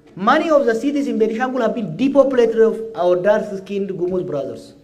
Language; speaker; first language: English; non-native, local second language; Amharic